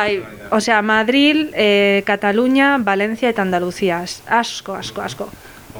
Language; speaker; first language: Basque; non-native, local second language; Spanish